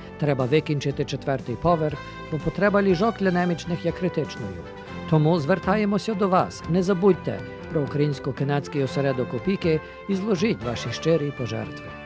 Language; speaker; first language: Ukrainian; early bilingual, heritage; Ukrainian